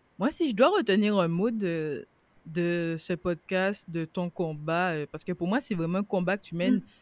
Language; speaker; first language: French; native; French